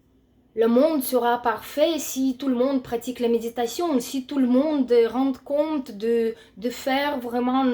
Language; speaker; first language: French; non-native, fluent; Russian